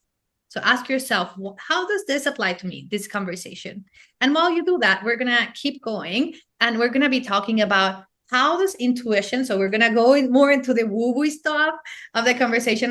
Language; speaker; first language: English; non-native, fluent; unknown